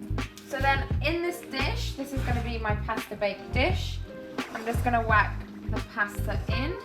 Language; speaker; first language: English; native; English